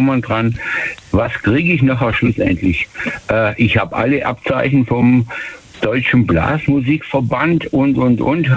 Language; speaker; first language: German; native; German